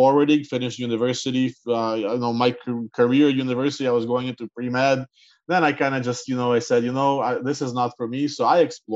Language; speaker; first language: English; non-native, fluent; Ukrainian